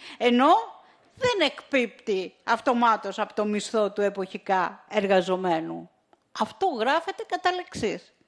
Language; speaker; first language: Greek; native; Greek